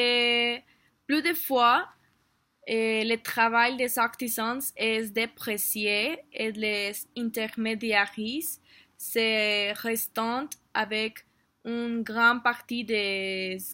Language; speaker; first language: French; non-native, learner; Spanish